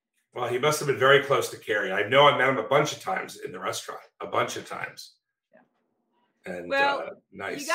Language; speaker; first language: English; native; English